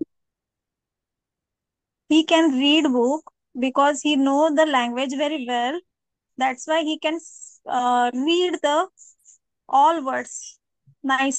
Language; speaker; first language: English; non-native, learner; Marathi